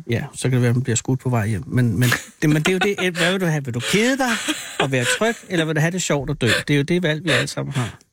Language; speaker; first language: Danish; native; Danish